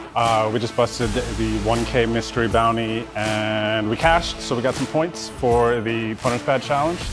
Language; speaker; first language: English; native; English